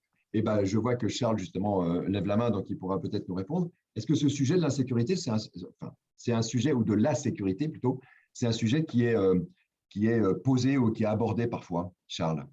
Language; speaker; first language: French; native; French